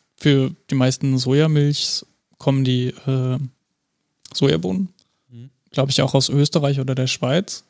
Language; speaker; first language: German; native; German